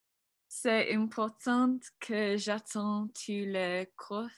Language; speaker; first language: French; non-native, learner; English